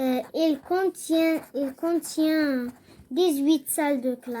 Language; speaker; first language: French; non-native, learner; Arabic